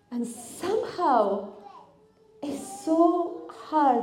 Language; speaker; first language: English; non-native, fluent; Spanish